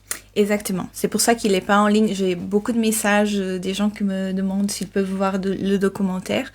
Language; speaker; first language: French; non-native, fluent; Portuguese